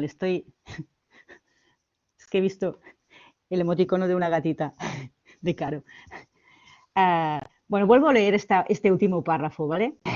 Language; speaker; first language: Spanish; native; Spanish